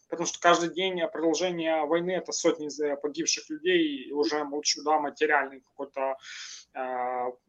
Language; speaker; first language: Russian; non-native, local second language; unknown